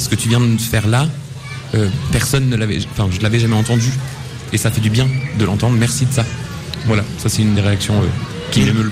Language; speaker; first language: French; native; French